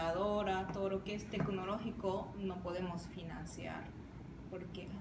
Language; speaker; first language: Spanish; non-native, fluent; Japanese